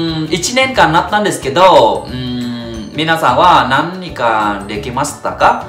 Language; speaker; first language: Japanese; non-native, learner; Vietnamese